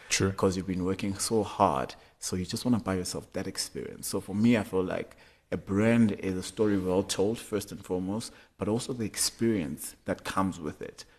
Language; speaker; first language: English; non-native, local second language; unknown